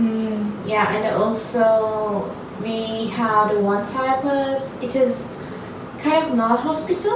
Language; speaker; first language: English; non-native, learner; Turkish